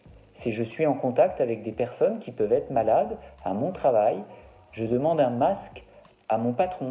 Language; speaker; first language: French; native; French